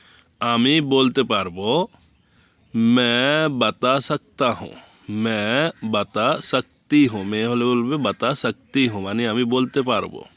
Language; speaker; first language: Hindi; non-native, fluent; Bangla